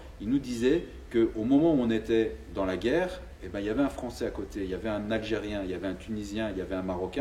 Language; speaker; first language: French; native; French